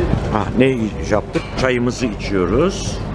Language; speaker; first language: Turkish; native; Turkish